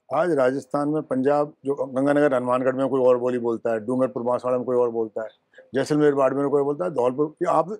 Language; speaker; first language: Hindi; native; Hindi